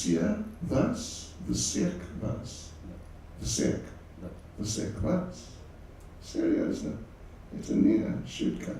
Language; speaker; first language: Russian; non-native, learner; English